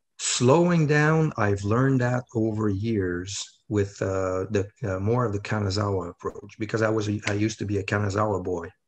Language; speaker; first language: English; non-native, fluent; French